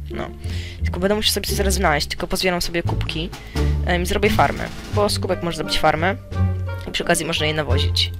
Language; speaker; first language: Polish; native; Polish